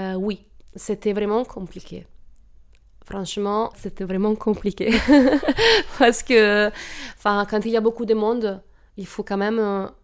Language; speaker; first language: French; non-native, fluent; Italian